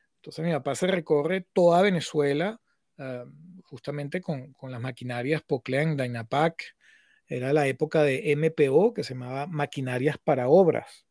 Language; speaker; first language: Spanish; native; Spanish